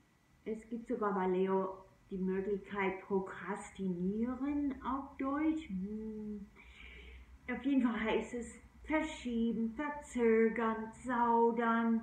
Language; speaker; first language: German; non-native, fluent; English